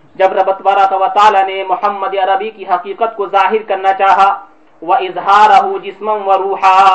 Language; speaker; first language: Urdu; native; Urdu